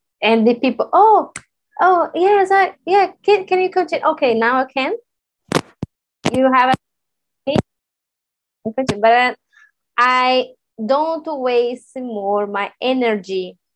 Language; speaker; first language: English; non-native, learner; Portuguese